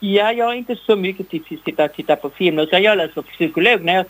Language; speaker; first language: Swedish; native; Swedish